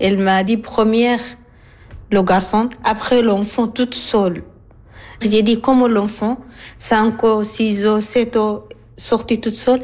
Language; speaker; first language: French; non-native, learner; Arabic